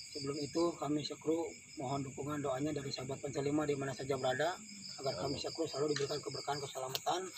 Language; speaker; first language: Indonesian; native; Indonesian